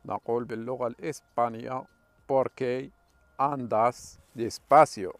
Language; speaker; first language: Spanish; non-native, fluent; Arabic